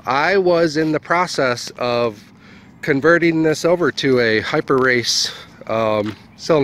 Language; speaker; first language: English; native; English